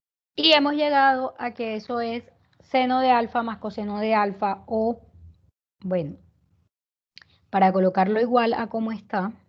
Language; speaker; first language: Spanish; native; Spanish